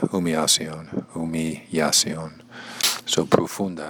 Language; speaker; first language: Spanish; non-native, learner; English